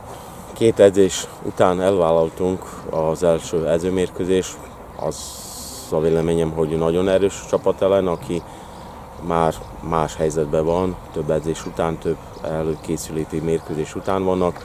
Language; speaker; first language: Hungarian; non-native, fluent; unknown